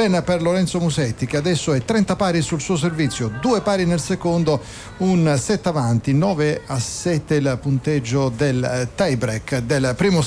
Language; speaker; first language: Italian; native; Italian